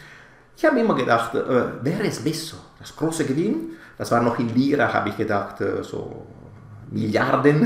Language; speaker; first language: German; non-native, fluent; Italian